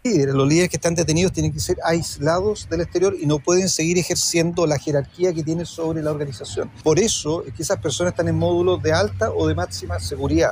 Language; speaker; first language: Spanish; native; Spanish